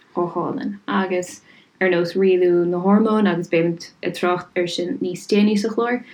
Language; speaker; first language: Irish; native; Irish